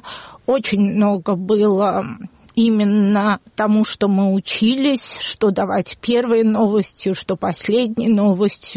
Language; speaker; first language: Russian; native; Russian